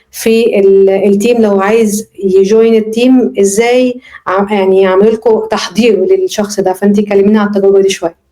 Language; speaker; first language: Arabic; native; Arabic